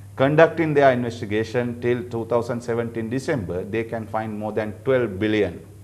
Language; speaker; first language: English; non-native, local second language; Sinhala